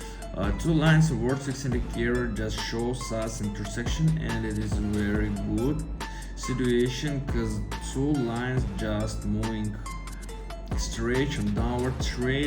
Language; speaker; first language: English; non-native, fluent; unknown